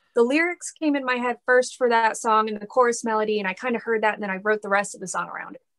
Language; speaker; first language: English; native; English